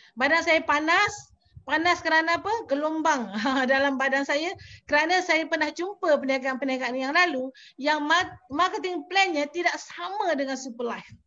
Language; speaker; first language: Malay; native; Malay